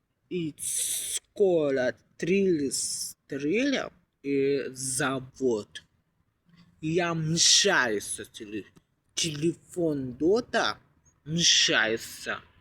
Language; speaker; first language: Russian; non-native, learner; Uzbek